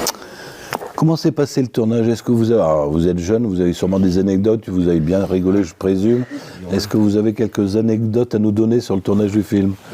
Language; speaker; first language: French; native; French